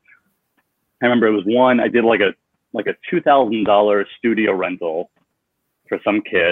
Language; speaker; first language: English; native; English